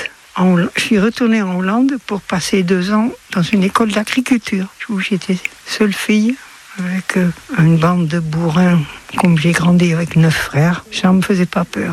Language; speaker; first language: French; non-native, fluent; Dutch